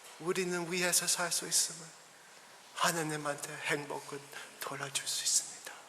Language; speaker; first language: Korean; early bilingual, heritage; Korean